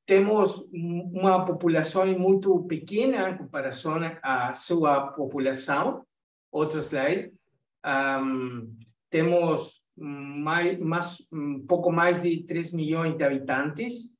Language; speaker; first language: Portuguese; non-native, fluent; Spanish